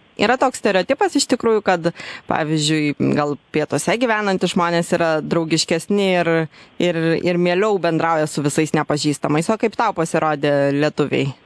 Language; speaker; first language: Lithuanian; native; Lithuanian